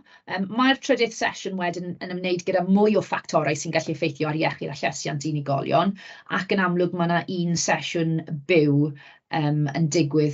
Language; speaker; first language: Welsh; native; Welsh